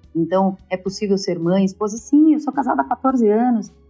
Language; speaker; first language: Portuguese; native; Portuguese